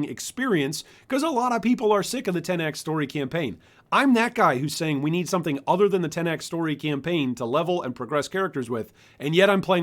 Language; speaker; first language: English; native; English